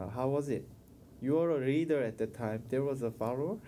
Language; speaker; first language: English; non-native, learner; Korean